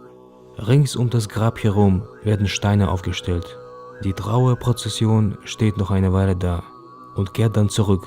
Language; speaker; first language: German; native; German